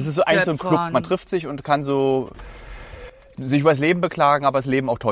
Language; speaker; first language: German; native; German